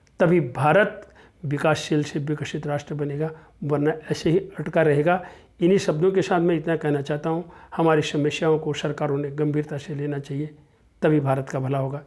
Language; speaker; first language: Hindi; non-native, local second language; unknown